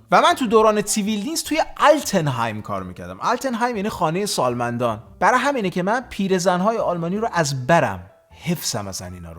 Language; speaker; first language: Persian; early bilingual, heritage; Persian